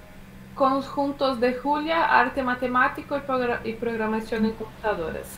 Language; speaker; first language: Spanish; non-native, fluent; Portuguese